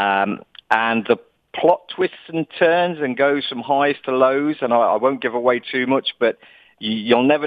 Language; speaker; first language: English; native; English